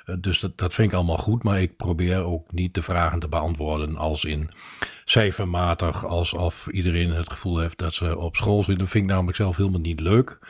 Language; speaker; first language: Dutch; native; Dutch